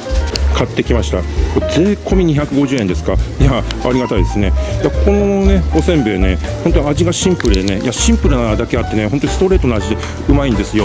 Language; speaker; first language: Japanese; native; Japanese